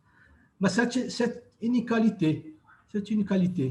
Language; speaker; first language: French; non-native, fluent; Portuguese